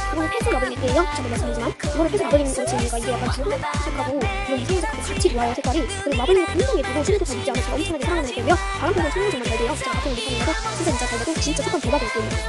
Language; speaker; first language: Korean; native; Korean